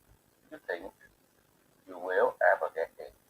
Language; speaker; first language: English; non-native, learner; Bangla